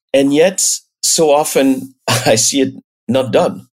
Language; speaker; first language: English; non-native, fluent; French